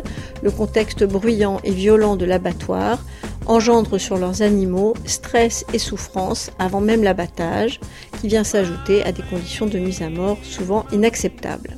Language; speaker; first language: French; native; French